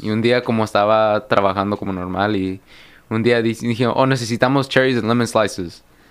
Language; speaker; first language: Spanish; early bilingual, heritage; Spanish